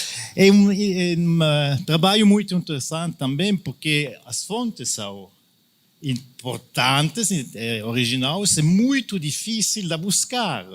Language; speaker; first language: Portuguese; non-native, fluent; Italian